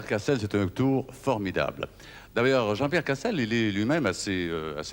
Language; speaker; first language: French; native; French